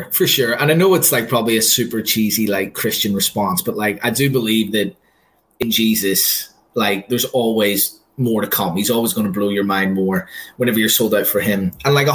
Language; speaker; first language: English; native; English